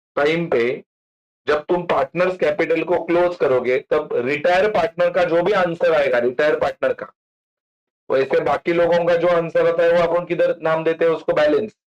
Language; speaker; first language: Hindi; non-native, local second language; Marathi